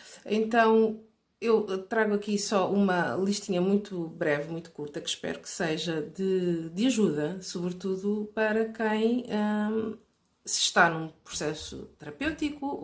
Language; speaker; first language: Portuguese; native; Portuguese